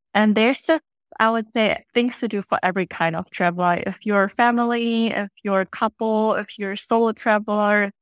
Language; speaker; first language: English; non-native, fluent; German